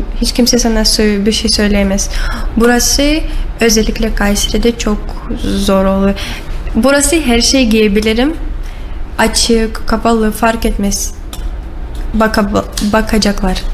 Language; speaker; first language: Turkish; non-native, learner; Russian